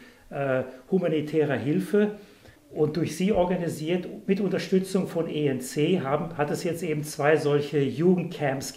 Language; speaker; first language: German; native; German